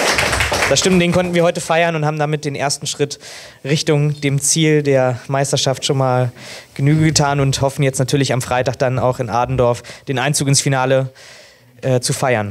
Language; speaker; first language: German; native; German